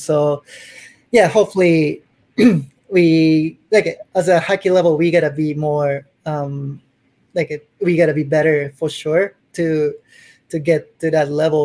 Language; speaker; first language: English; non-native, fluent; Japanese